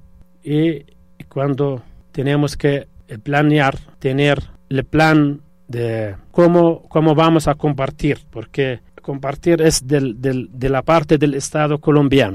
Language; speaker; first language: Spanish; non-native, fluent; Arabic